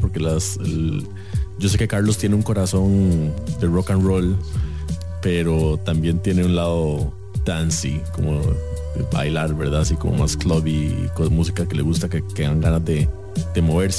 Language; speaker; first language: Spanish; native; Spanish